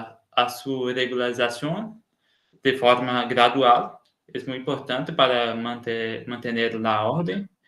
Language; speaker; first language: Spanish; non-native, learner; Portuguese